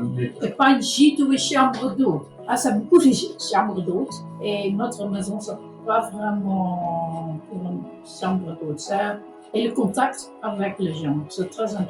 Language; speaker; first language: French; non-native, learner; Dutch